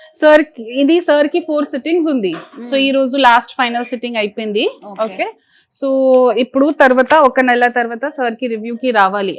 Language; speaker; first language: Telugu; non-native, fluent; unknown